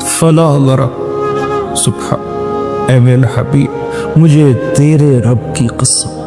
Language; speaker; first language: Urdu; non-native, local second language; Punjabi